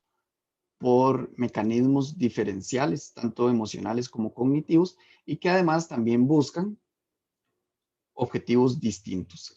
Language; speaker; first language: Spanish; native; Spanish